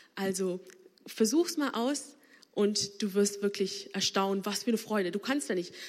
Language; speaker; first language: German; native; German